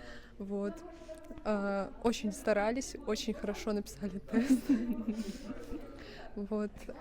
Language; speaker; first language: Russian; native; Russian